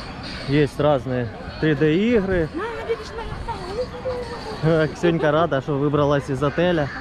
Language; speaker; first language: Russian; native; Russian